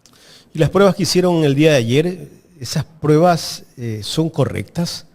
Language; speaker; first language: Spanish; native; Spanish